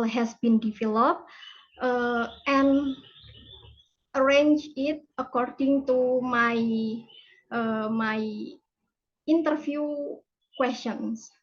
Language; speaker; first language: English; non-native, fluent; Indonesian